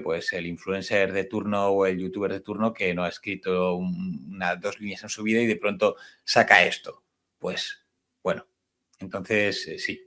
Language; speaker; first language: Spanish; native; Spanish